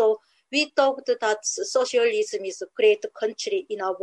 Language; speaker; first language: English; non-native, learner; Korean